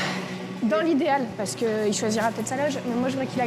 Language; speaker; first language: French; native; French